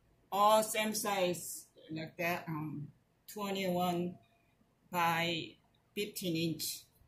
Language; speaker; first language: English; non-native, learner; Korean